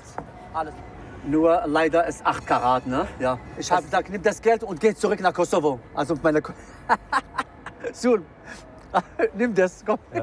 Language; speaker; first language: German; non-native, learner; Arabic